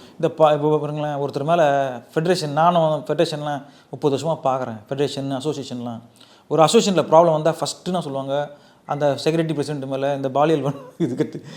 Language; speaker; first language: Tamil; native; Tamil